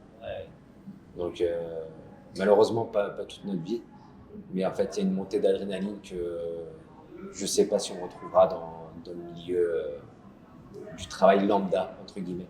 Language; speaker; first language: French; native; French